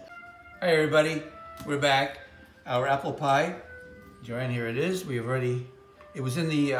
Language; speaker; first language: English; native; English